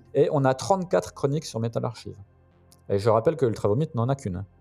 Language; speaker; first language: French; native; French